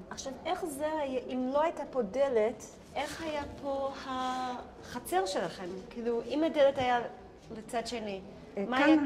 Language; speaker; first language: Hebrew; native; Hebrew